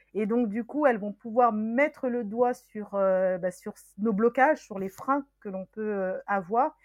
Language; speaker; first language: French; early bilingual, other home language; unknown